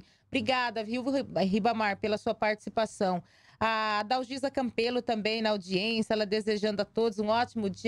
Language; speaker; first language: Portuguese; native; Portuguese